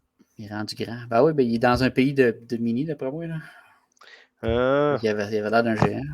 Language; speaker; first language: French; native; French